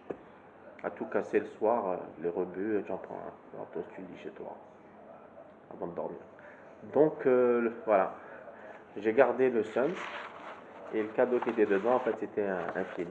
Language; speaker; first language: French; native; French